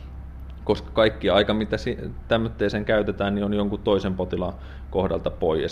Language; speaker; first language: Finnish; native; Finnish